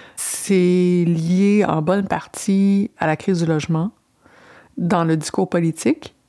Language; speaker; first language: French; native; French